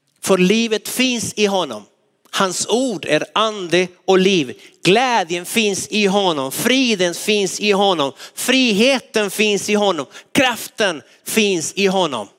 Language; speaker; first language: Swedish; non-native, fluent; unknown